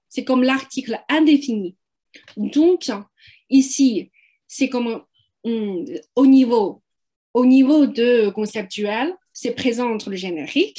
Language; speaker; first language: French; non-native, fluent; Chinese